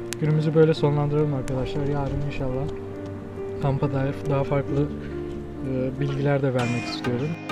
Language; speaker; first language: Turkish; native; Turkish